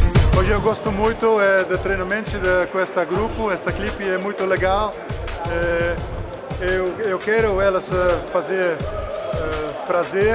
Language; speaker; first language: Portuguese; non-native, learner; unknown